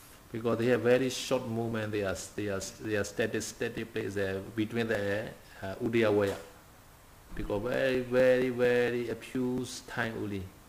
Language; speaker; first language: English; non-native, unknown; Burmese